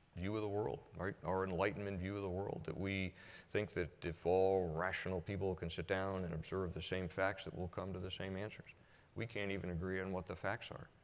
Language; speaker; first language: English; native; English